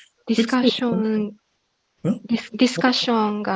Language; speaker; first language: Japanese; native; Japanese